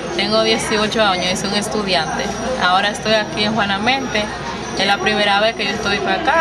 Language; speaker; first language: Spanish; non-native, local second language; Haitian Creole